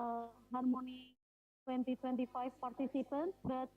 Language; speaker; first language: English; non-native, fluent; Indonesian